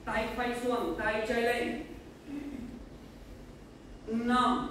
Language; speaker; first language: Vietnamese; non-native, learner; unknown